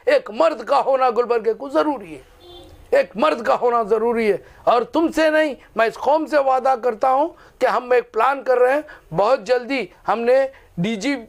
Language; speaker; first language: Urdu; native; Urdu